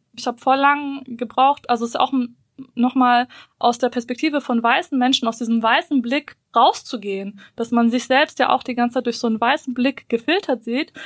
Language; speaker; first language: German; early bilingual, other home language; Bosnian